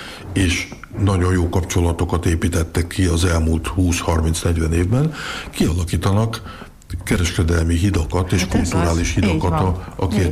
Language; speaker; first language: Hungarian; early bilingual, heritage; Hungarian